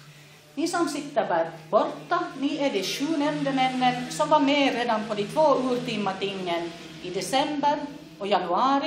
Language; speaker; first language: Swedish; native; Swedish